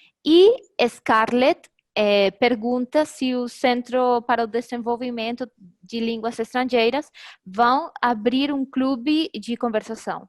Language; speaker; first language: Portuguese; non-native, fluent; Spanish